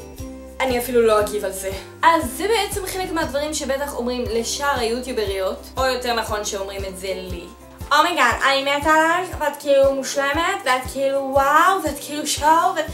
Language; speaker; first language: Hebrew; native; Hebrew